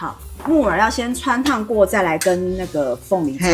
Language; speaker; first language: Chinese; native; Chinese